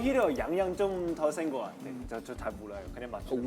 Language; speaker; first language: Korean; non-native, fluent; Chinese